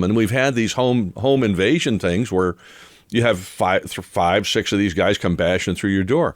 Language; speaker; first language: English; native; English